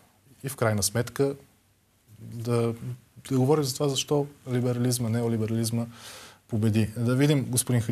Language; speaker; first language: Bulgarian; native; Bulgarian